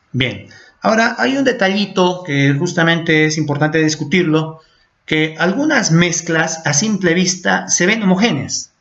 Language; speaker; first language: Spanish; native; Spanish